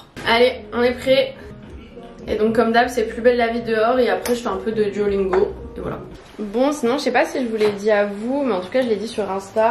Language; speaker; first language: French; native; French